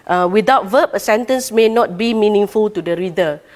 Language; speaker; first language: English; non-native, local second language; Malay